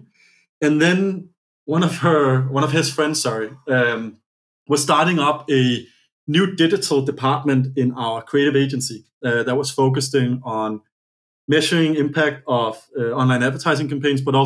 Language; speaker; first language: English; non-native, fluent; Danish